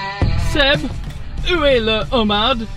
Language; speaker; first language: French; non-native, learner; English